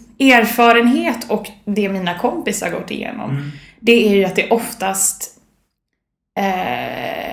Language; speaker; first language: Swedish; early bilingual, other home language; Bosnian